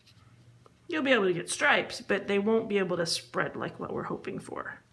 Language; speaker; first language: English; native; English